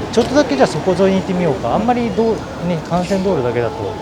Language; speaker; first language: Japanese; native; Japanese